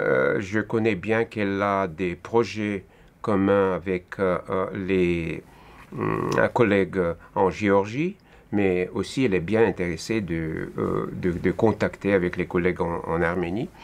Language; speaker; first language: French; non-native, fluent; Russian